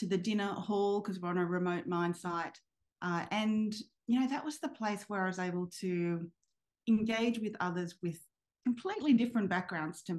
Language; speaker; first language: English; native; English